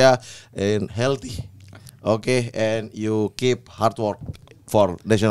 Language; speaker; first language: English; non-native, learner; Indonesian